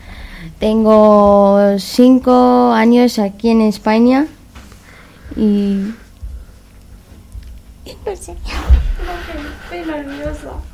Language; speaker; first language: Spanish; non-native, learner; Urdu